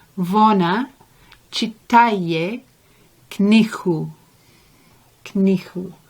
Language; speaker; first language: Ukrainian; non-native, learner; English